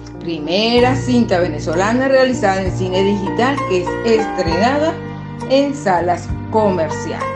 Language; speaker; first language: Spanish; native; Spanish